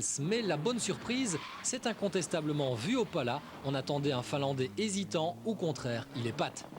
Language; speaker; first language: French; native; French